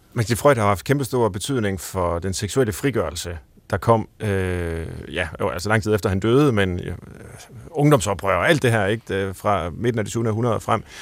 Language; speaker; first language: Danish; native; Danish